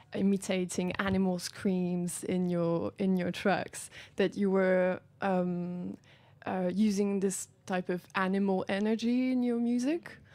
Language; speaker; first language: English; non-native, fluent; French